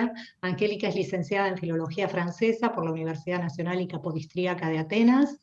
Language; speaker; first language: Spanish; native; Spanish